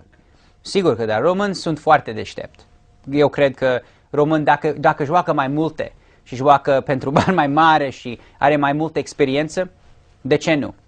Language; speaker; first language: Romanian; early bilingual, heritage; English